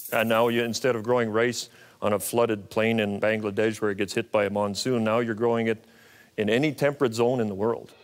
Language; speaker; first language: English; native; English